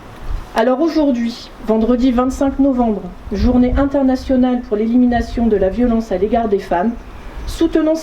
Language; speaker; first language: French; native; French